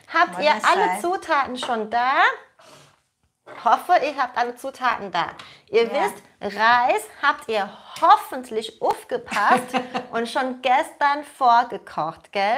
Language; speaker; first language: German; native; German